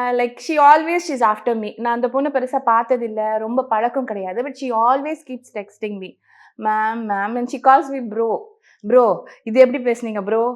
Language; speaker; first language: Tamil; native; Tamil